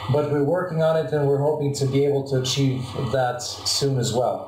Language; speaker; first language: English; non-native, fluent; Bulgarian